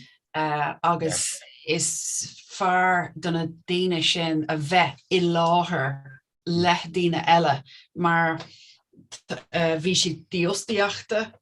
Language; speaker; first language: Irish; non-native, local second language; English